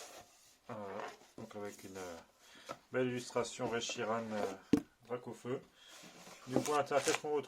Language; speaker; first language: French; native; French